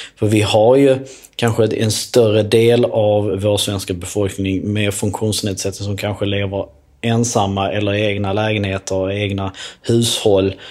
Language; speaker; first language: Swedish; early bilingual, other home language; Albanian